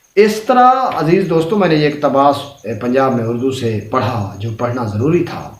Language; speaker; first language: Urdu; non-native, local second language; Saraiki